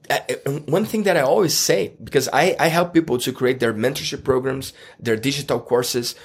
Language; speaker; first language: English; non-native, fluent; Portuguese